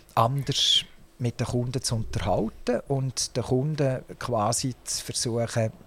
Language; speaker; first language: German; native; German